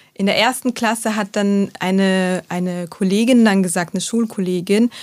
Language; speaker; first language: German; early bilingual, other home language; Turkish